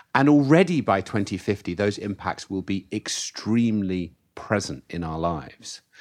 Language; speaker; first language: English; native; English